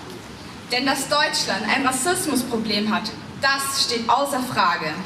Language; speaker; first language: German; native; German